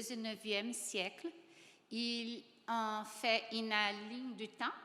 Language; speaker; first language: French; non-native, learner; Portuguese